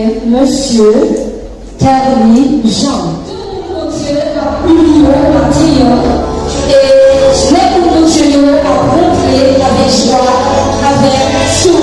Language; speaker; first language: French; non-native, local second language; Haitian Creole